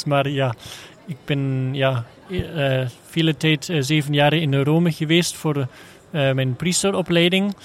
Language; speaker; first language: Dutch; non-native, learner; German